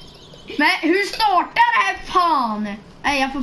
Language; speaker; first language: Swedish; native; Swedish